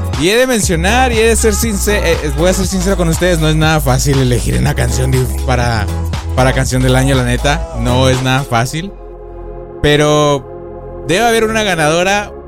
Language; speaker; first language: Spanish; native; Spanish